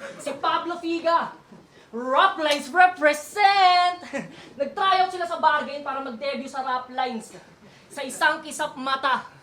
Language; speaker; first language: Filipino; native; Filipino